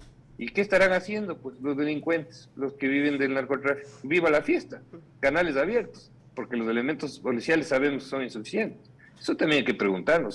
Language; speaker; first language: Spanish; native; Spanish